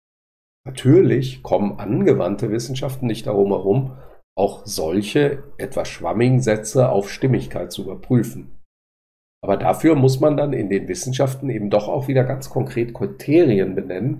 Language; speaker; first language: German; native; German